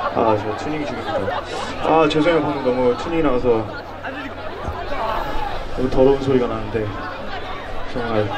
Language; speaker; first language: Korean; native; Korean